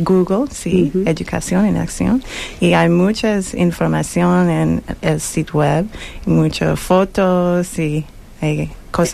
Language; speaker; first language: Spanish; non-native, learner; English